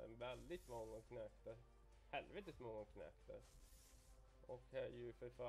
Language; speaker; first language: Swedish; native; Swedish